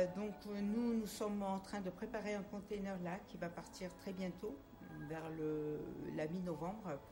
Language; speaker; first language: French; non-native, local second language; Armenian